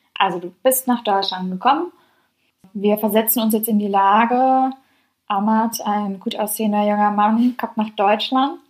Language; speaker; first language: German; native; German